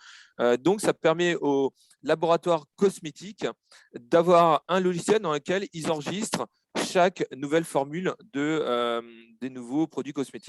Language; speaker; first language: French; native; French